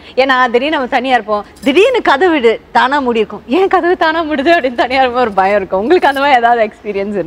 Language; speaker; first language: Tamil; native; Tamil